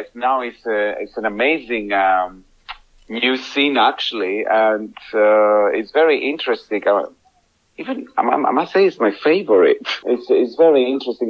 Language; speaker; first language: English; non-native, fluent; Greek